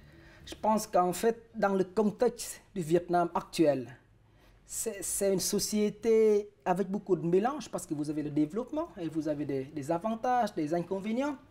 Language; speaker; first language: French; non-native, fluent; Vietnamese